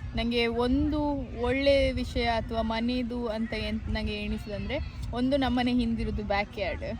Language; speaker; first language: Kannada; native; Kannada